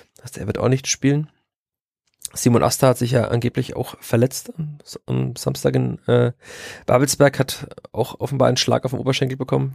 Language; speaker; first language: German; native; German